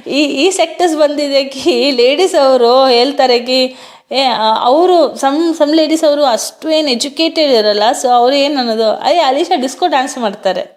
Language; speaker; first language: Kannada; non-native, fluent; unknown